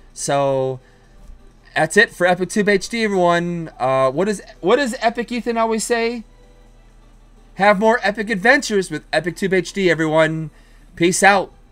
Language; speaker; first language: English; native; English